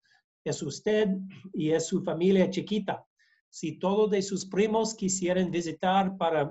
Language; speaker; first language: Spanish; non-native, learner; English